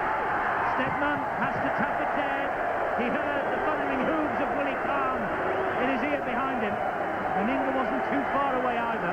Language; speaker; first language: English; native; English